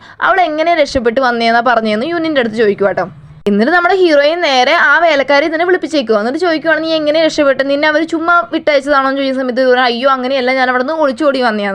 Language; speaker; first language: Malayalam; native; Malayalam